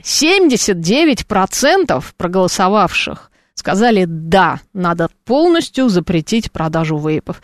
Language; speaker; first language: Russian; native; Russian